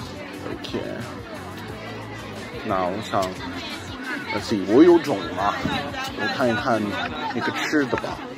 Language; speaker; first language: Chinese; non-native, learner; English